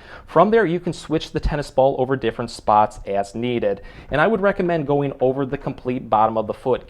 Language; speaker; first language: English; native; English